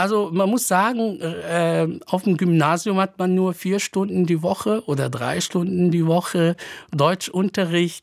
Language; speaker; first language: German; non-native, fluent; Arabic